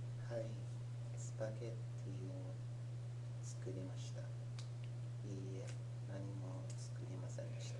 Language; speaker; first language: Japanese; non-native, learner; English